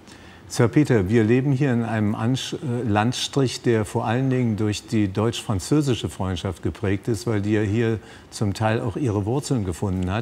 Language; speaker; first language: German; native; German